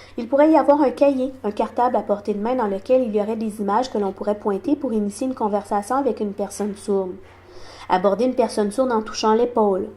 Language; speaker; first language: French; non-native, local second language; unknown